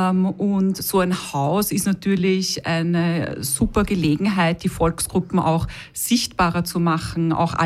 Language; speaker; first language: German; native; German